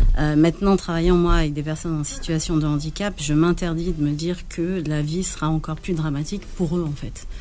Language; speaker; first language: French; early bilingual, other home language; Arabic